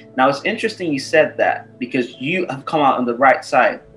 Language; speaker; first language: English; non-native, local second language; Yoruba